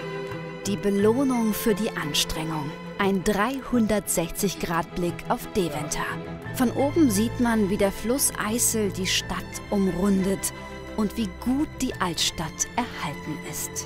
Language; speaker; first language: German; native; German